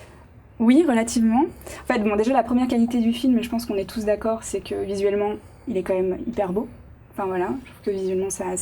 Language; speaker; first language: French; native; French